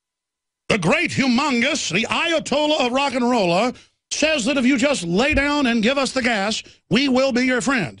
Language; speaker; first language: English; native; English